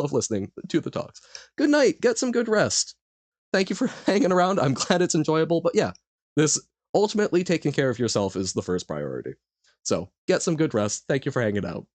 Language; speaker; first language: English; native; English